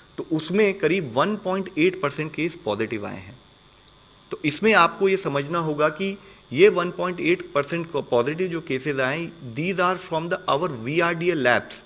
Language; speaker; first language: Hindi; native; Hindi